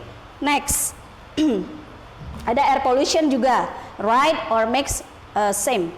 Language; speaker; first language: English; non-native, learner; Indonesian